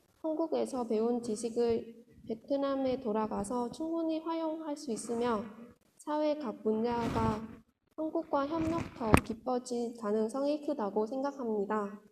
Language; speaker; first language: Korean; non-native, fluent; Vietnamese